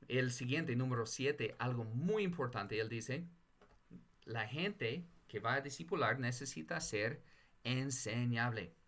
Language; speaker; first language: Spanish; non-native, fluent; English